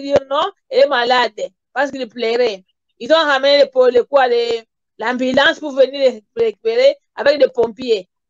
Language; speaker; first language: French; non-native, learner; Portuguese